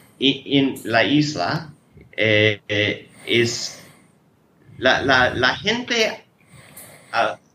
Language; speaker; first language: Spanish; non-native, learner; English